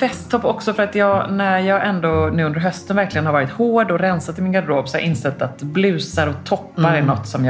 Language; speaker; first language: Swedish; native; Swedish